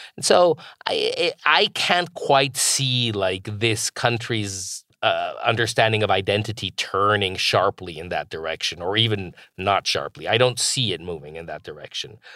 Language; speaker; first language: English; non-native, fluent; Spanish